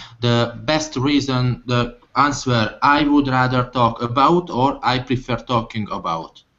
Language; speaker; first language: English; non-native, learner; Hungarian